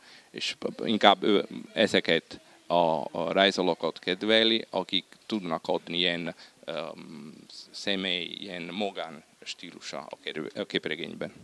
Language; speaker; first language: Hungarian; non-native, fluent; Italian